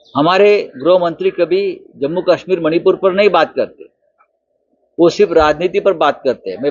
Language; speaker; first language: Hindi; non-native, local second language; Marathi